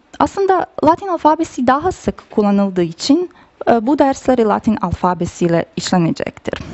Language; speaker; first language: Turkish; non-native, fluent; Bosnian